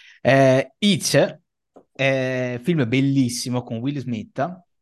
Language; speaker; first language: Italian; native; Italian